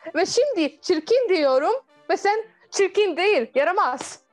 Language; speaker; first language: Turkish; non-native, fluent; Polish